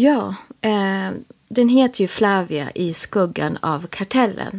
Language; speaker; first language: Swedish; native; Swedish